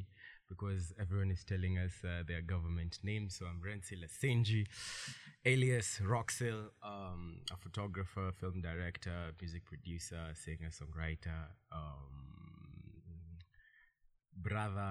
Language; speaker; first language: English; non-native, local second language; Swahili